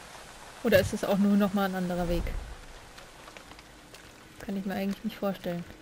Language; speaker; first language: German; native; German